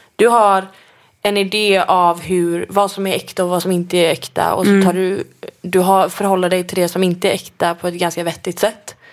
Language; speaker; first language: Swedish; native; Swedish